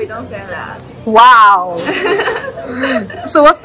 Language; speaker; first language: English; non-native, learner; Chinese